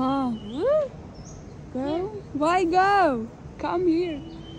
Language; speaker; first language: English; non-native, learner; Turkmen